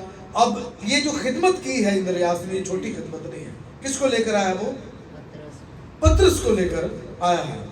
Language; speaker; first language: Urdu; native; Urdu